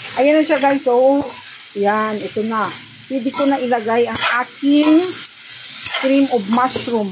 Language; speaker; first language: Filipino; non-native, local second language; Hiligaynon